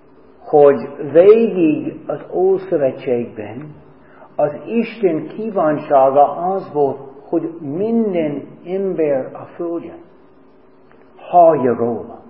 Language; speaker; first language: Hungarian; non-native, fluent; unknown